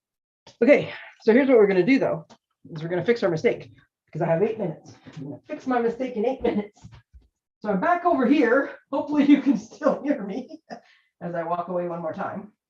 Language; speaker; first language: English; native; English